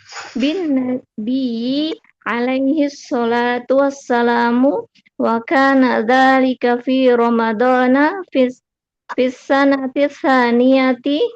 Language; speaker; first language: Arabic; non-native, learner; Indonesian